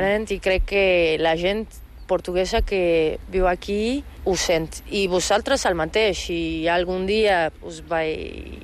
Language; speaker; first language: Catalan; non-native, fluent; Portuguese